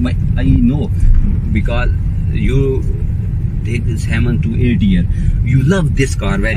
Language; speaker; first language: English; non-native, learner; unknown